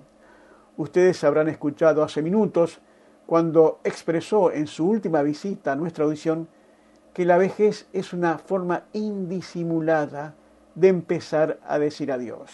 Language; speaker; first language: Spanish; native; Spanish